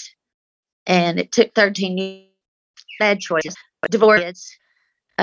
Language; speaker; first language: English; early bilingual, other home language; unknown